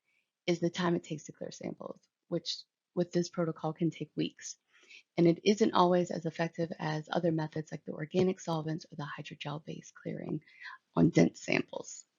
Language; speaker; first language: English; native; English